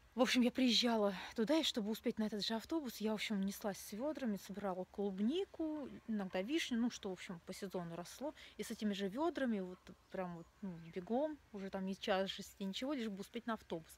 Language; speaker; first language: Russian; native; Russian